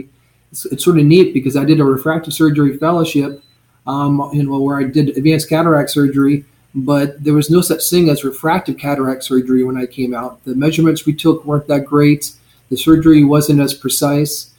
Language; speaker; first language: English; native; English